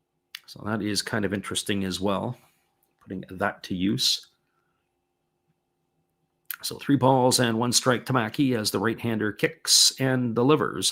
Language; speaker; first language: English; native; English